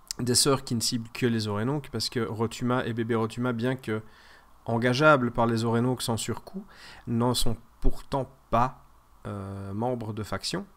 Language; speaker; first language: French; native; French